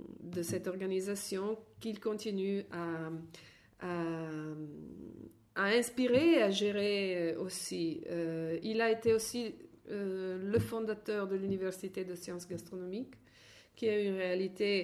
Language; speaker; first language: French; non-native, fluent; Italian